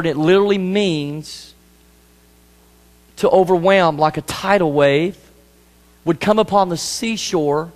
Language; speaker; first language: English; native; English